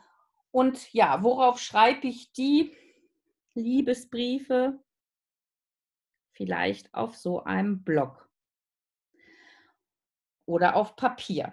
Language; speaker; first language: German; native; German